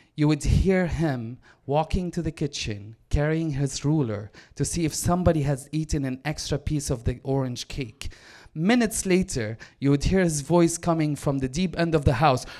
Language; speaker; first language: English; non-native, fluent; Arabic